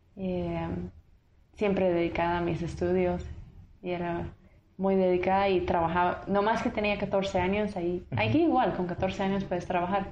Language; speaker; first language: Spanish; non-native, fluent; English